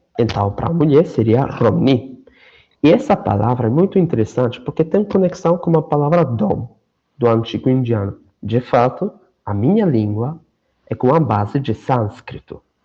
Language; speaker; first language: Portuguese; non-native, fluent; Romany